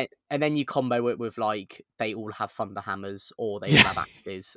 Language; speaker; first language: English; native; English